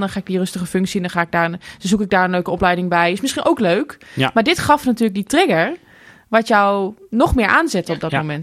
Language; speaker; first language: Dutch; native; Dutch